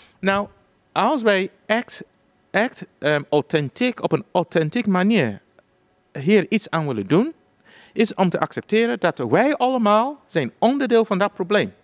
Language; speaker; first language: Dutch; non-native, fluent; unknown